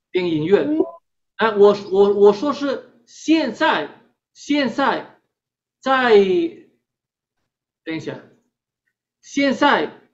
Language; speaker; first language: Chinese; non-native, fluent; Spanish